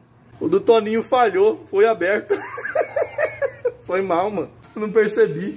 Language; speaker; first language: Portuguese; native; Portuguese